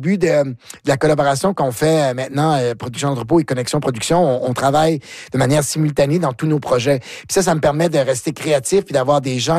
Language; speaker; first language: French; native; French